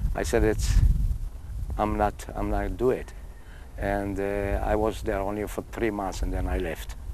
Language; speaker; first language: English; non-native, fluent; Hebrew